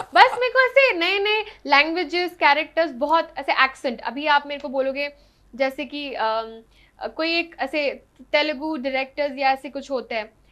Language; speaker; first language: Hindi; non-native, local second language; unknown